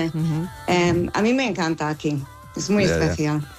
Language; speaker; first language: Spanish; non-native, learner; English